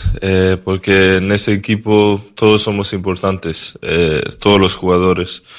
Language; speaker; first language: Spanish; non-native, fluent; Swedish